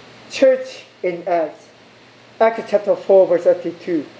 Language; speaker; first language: English; non-native, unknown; Korean